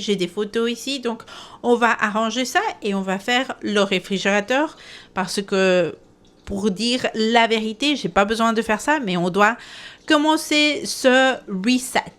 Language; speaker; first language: French; non-native, fluent; Spanish